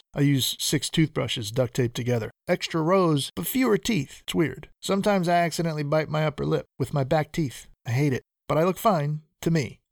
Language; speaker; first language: English; early bilingual, other home language; Spanish